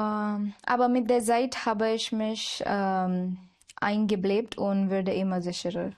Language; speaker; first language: German; non-native, learner; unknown